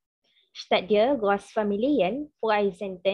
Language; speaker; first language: German; non-native, learner; Malay